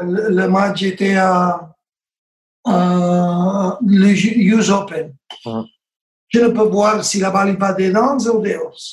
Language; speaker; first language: French; non-native, learner; Spanish